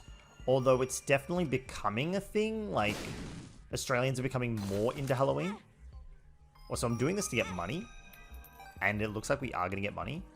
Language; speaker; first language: English; native; English